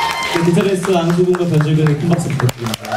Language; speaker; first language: Korean; native; Korean